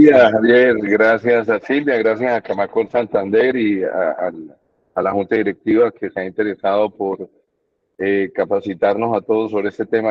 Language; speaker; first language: Spanish; native; Spanish